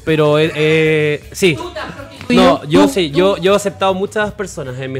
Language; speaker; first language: Spanish; native; Spanish